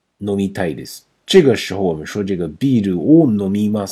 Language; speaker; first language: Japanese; non-native, fluent; Chinese